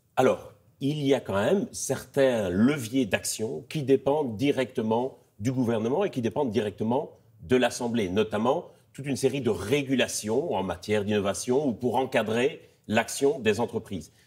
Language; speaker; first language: French; native; French